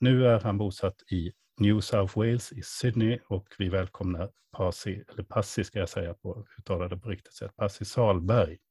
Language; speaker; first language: Swedish; native; Swedish